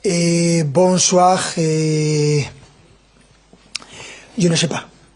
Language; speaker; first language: French; non-native, fluent; Spanish